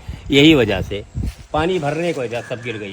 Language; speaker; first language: Hindi; native; Hindi